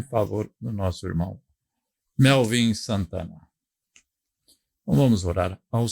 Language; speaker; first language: Portuguese; native; Portuguese